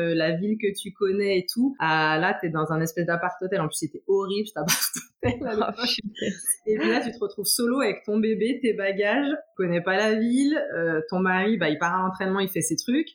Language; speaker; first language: French; native; French